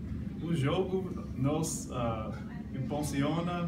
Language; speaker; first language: Portuguese; non-native, learner; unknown